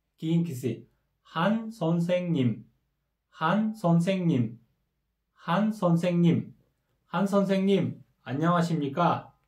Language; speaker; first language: Korean; non-native, fluent; Kyrgyz